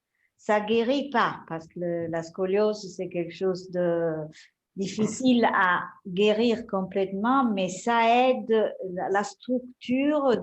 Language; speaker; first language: French; non-native, fluent; Italian